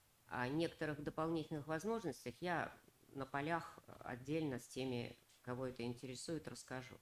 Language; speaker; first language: Russian; native; Russian